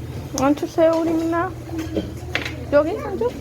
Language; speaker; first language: Korean; non-native, learner; Spanish